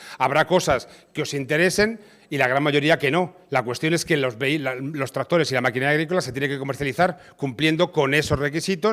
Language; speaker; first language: Spanish; native; Spanish